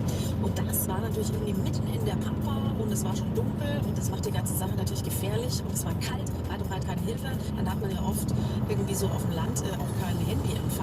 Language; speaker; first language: German; native; German